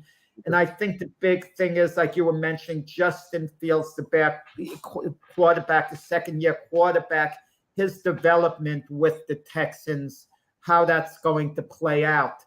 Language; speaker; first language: English; native; English